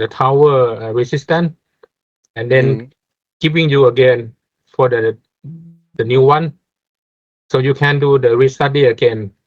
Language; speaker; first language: English; non-native, fluent; Thai